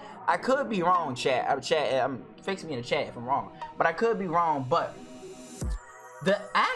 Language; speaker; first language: English; native; English